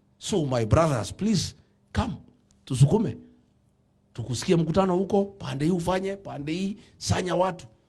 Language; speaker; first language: Swahili; non-native, local second language; Kikuyu